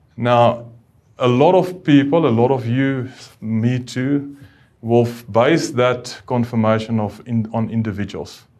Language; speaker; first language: English; non-native, local second language; Afrikaans